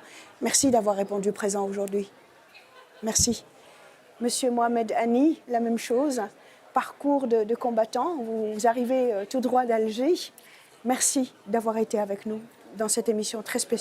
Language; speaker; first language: French; native; French